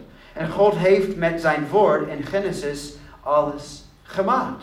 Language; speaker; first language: Dutch; non-native, learner; English